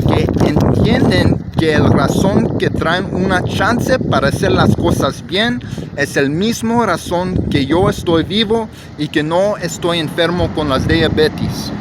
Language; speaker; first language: Spanish; early bilingual, heritage; English